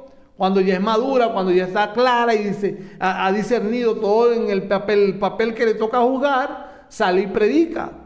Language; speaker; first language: Spanish; native; Spanish